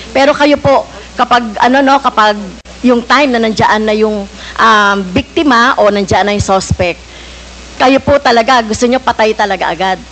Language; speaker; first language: Filipino; native; Filipino